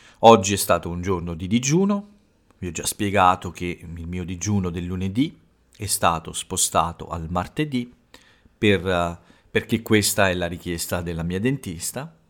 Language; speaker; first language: Italian; native; Italian